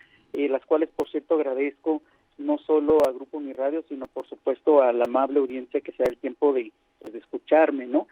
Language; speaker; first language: Spanish; native; Spanish